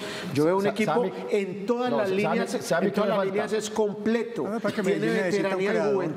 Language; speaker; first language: Spanish; native; Spanish